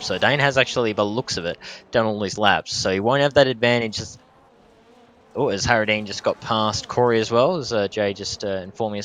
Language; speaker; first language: English; native; English